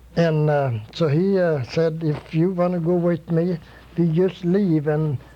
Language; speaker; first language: English; non-native, fluent; Swedish